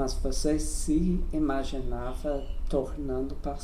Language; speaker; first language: Portuguese; non-native, fluent; English